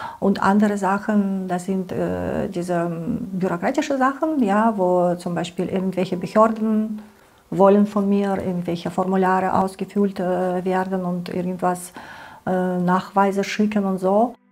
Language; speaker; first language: German; non-native, learner; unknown